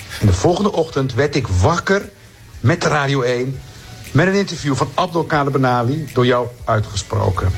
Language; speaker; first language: Dutch; early bilingual, other home language; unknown